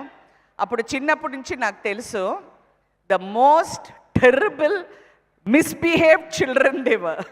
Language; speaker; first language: Telugu; non-native, fluent; Tamil